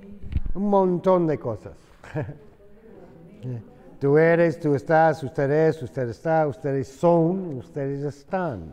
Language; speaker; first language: Spanish; non-native, fluent; English